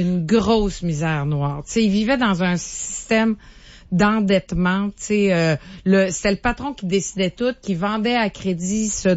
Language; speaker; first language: French; native; French